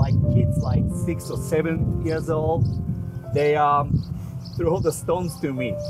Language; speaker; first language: English; non-native, learner; Japanese